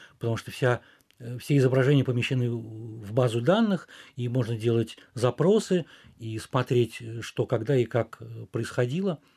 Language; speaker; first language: Russian; native; Russian